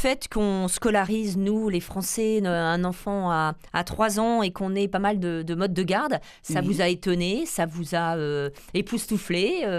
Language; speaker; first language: French; native; French